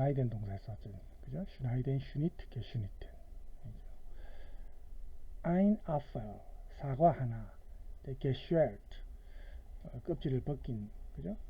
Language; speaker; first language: German; non-native, fluent; Korean